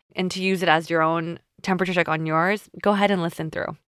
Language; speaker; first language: English; early bilingual, other home language; Chinese